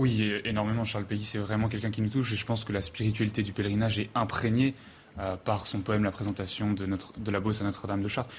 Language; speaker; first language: French; native; French